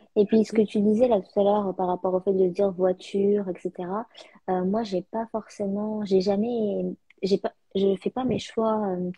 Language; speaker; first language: French; early bilingual, other home language; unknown